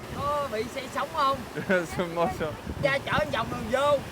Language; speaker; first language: Vietnamese; native; Vietnamese